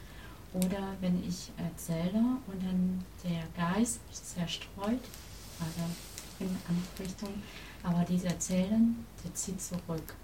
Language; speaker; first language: German; non-native, learner; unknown